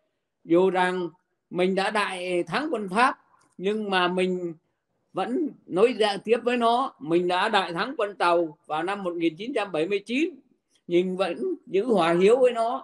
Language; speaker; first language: Vietnamese; native; Vietnamese